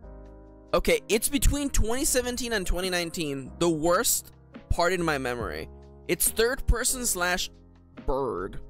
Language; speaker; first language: English; native; English